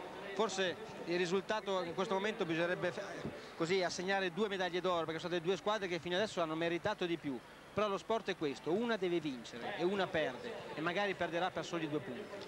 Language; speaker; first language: Italian; native; Italian